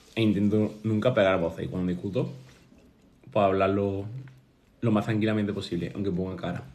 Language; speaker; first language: Spanish; native; Spanish